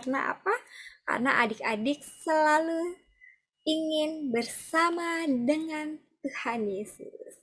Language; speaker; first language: Indonesian; native; Indonesian